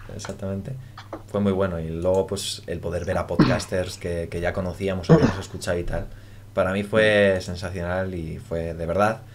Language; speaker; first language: Spanish; native; Spanish